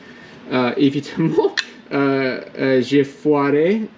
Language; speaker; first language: French; non-native, learner; English